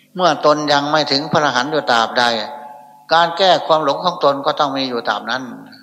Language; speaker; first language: Thai; non-native, local second language; Northeastern Thai